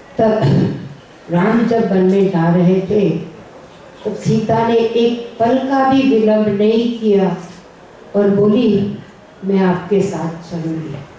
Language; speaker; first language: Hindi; non-native, local second language; Gujarati